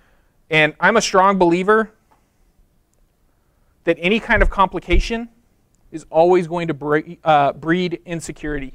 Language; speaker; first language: English; native; English